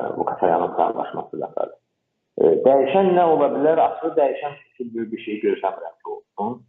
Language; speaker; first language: Azerbaijani; non-native, local second language; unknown